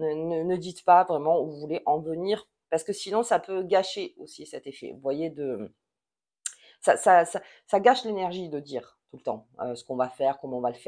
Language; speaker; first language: French; native; French